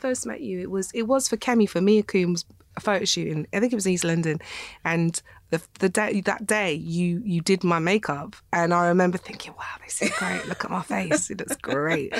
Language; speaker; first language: English; native; English